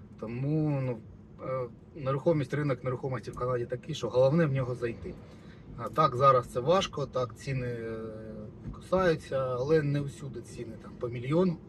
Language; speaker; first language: Ukrainian; native; Ukrainian